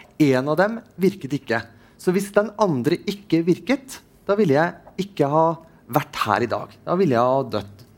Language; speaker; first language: Norwegian; non-native, fluent; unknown